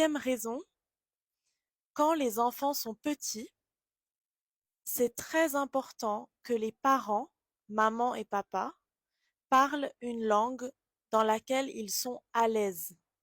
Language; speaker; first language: French; native; French